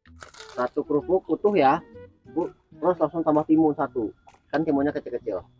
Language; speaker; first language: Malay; non-native, local second language; Sundanese